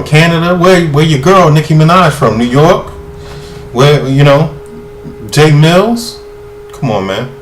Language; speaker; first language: English; native; English